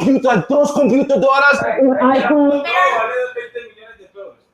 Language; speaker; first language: Spanish; non-native, learner; English